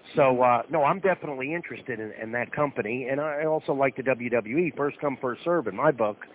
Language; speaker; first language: English; native; English